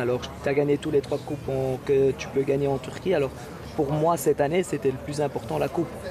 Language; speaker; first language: French; non-native, local second language; Dutch